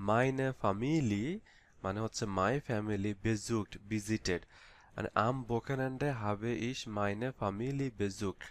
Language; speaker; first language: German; non-native, fluent; Bangla